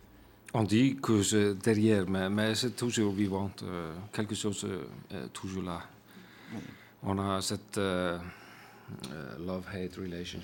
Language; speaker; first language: French; non-native, fluent; Icelandic